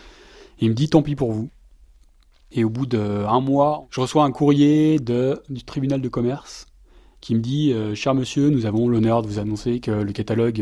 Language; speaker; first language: French; native; French